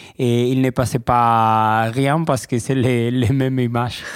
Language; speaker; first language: French; non-native, learner; Spanish